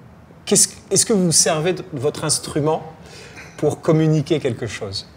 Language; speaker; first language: French; native; French